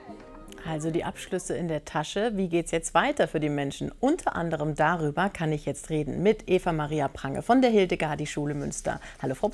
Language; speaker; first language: German; native; German